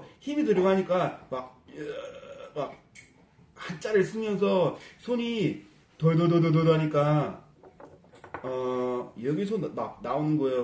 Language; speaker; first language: Korean; non-native, fluent; English